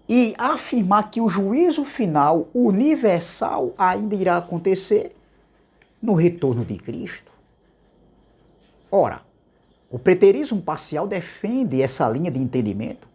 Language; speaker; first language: Portuguese; native; Portuguese